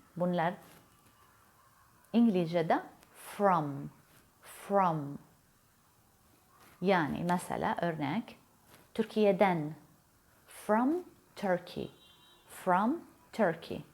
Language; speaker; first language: Turkish; non-native, learner; Arabic